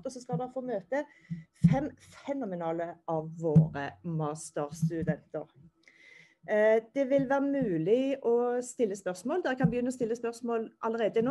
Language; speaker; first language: Norwegian; native; Norwegian